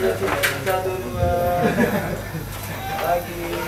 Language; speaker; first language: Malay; non-native, local second language; Javanese